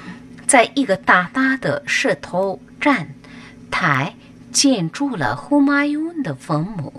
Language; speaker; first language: Chinese; non-native, learner; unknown